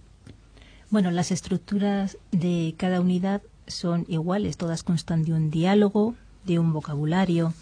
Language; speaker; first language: Spanish; native; Spanish